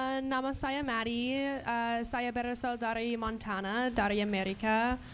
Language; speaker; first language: Indonesian; non-native, learner; English